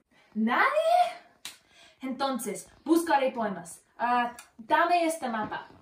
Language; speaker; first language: Spanish; non-native, learner; English